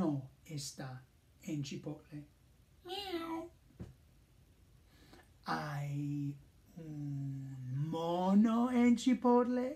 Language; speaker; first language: Spanish; non-native, fluent; English